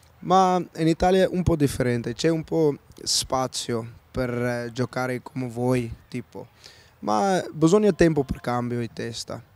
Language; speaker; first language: Italian; non-native, learner; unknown